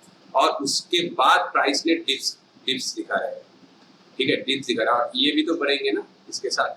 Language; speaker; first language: Hindi; native; Hindi